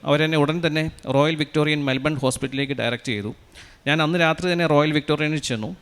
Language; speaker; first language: Malayalam; native; Malayalam